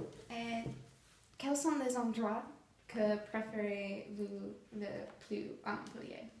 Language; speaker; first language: French; non-native, learner; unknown